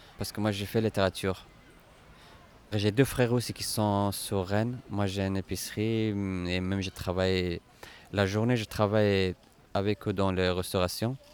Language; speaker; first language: French; non-native, fluent; Persian